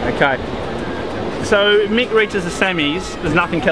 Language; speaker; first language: English; native; English